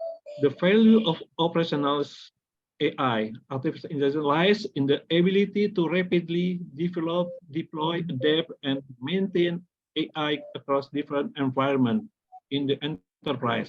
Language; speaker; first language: English; non-native, fluent; Indonesian